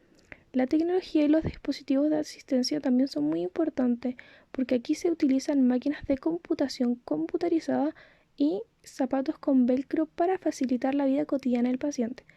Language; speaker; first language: Spanish; native; Spanish